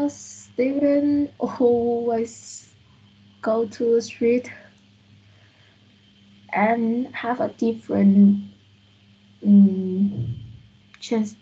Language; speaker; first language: English; non-native, learner; Vietnamese